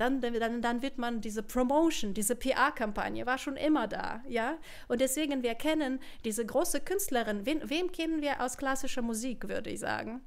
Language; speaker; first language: German; non-native, fluent; Russian